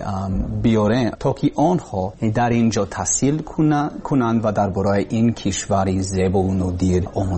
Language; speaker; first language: Persian; non-native, learner; English